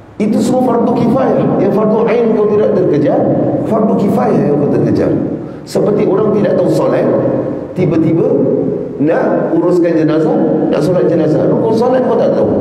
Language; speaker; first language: Malay; native; Malay